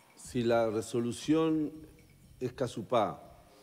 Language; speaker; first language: Spanish; native; Spanish